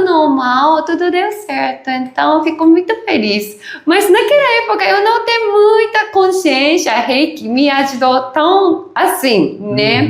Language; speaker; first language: Portuguese; non-native, learner; Japanese